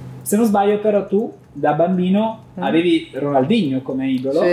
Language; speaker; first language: Italian; native; Italian